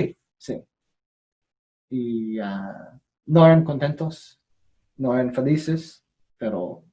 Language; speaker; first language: Spanish; non-native, learner; English